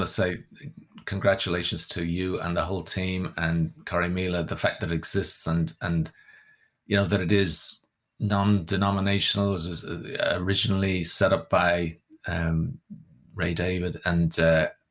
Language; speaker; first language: English; native; English